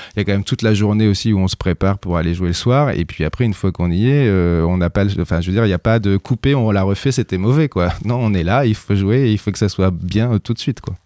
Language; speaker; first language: French; native; French